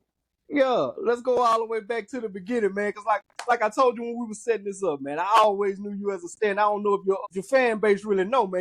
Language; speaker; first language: English; native; English